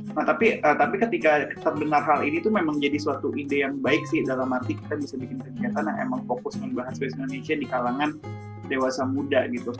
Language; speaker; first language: Indonesian; native; Indonesian